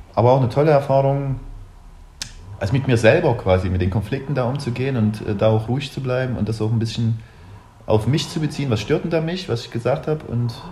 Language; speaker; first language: German; early bilingual, other home language; Russian